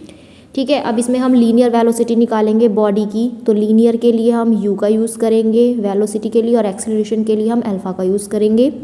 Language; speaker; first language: Hindi; native; Hindi